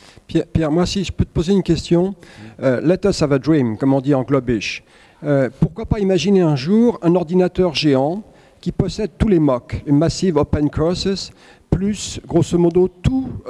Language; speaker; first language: French; native; French